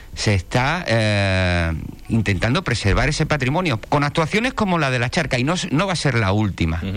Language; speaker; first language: Spanish; native; Spanish